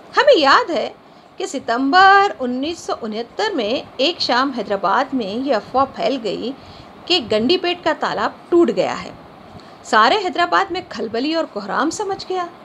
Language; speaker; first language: Urdu; native; Urdu